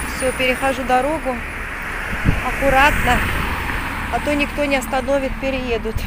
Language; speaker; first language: Russian; native; Russian